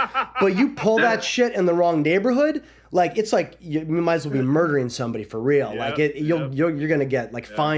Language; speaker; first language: English; native; English